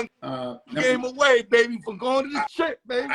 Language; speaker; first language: English; native; English